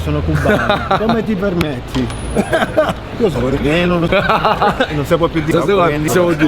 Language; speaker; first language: Italian; native; Italian